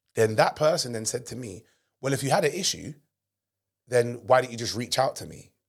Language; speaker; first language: English; native; English